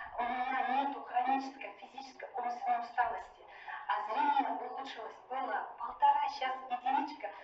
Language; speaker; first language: Russian; native; Russian